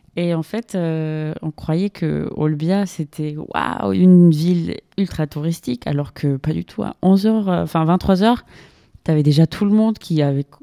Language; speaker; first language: French; non-native, fluent; Spanish